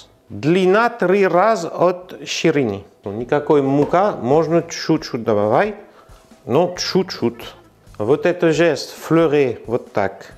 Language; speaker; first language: Russian; non-native, learner; French